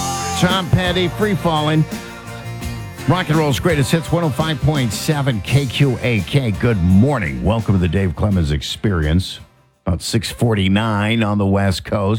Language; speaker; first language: English; native; English